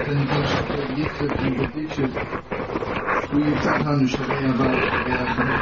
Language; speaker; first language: Hebrew; non-native, learner; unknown